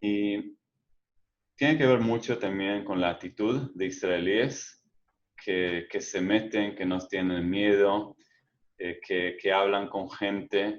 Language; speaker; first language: Spanish; non-native, fluent; Hebrew